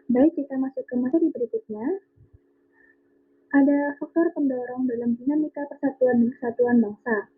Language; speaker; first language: Indonesian; native; Indonesian